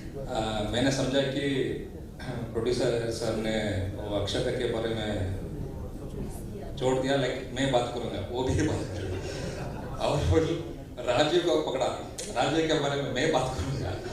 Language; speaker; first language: Hindi; non-native, local second language; Kannada